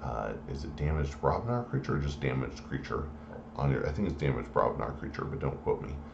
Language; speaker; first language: English; native; English